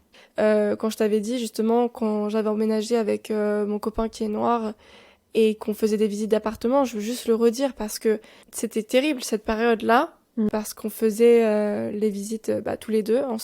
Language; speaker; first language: French; native; French